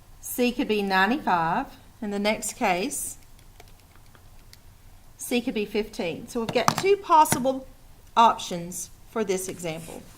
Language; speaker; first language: English; native; English